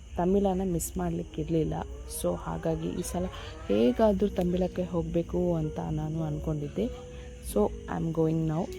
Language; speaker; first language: Kannada; non-native, local second language; Tulu